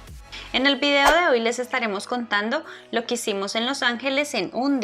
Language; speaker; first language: Spanish; native; Spanish